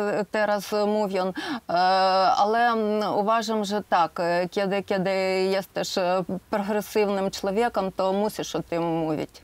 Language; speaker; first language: Polish; non-native, learner; Ukrainian